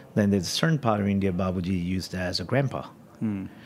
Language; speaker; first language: English; non-native, local second language; Punjabi